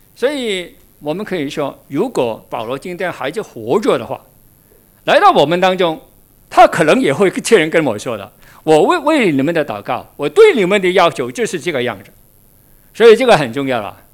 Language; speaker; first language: Chinese; non-native, local second language; Min Nan Chinese